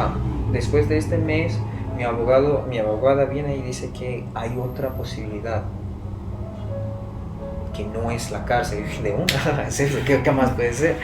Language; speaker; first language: Spanish; non-native, fluent; Persian